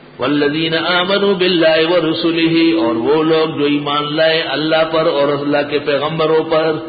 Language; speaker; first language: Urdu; non-native, local second language; Pashto